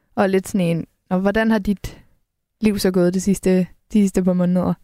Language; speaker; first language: Danish; native; Danish